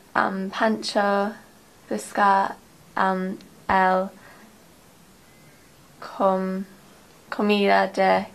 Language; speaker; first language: Spanish; non-native, learner; English